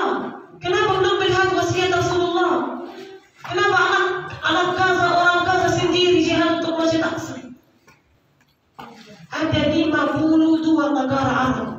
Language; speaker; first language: Indonesian; non-native, learner; Arabic